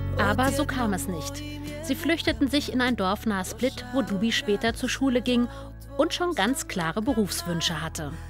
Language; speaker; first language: German; native; German